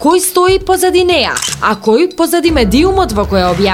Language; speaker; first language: Macedonian; native; Macedonian